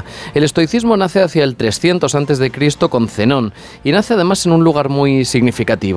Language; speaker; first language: Spanish; native; Spanish